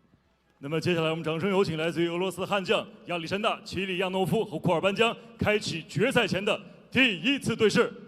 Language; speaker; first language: Chinese; native; Chinese